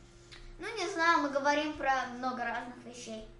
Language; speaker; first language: Russian; early bilingual, heritage; Russian